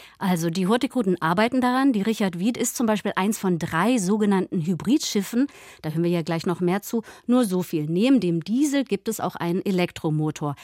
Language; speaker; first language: German; native; German